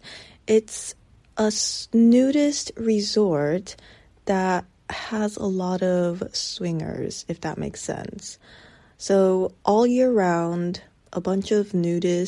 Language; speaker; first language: English; native; English